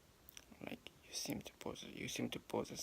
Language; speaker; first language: English; non-native, learner; Japanese